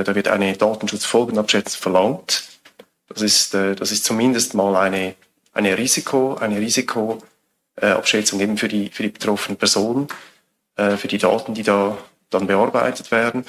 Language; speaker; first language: German; native; German